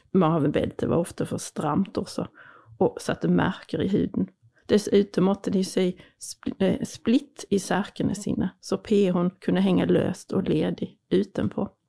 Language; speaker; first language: Norwegian; native; Norwegian